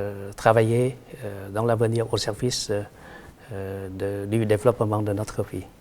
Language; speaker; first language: French; non-native, fluent; Vietnamese